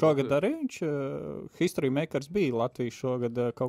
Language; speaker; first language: Latvian; native; Latvian